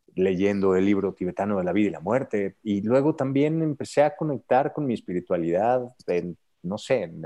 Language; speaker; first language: Spanish; native; Spanish